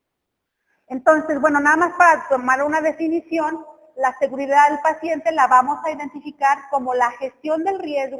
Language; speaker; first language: Spanish; native; Spanish